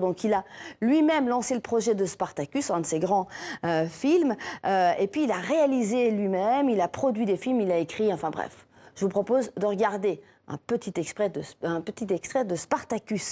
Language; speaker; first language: French; native; French